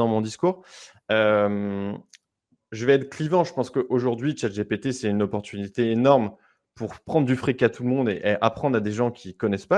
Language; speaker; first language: French; native; French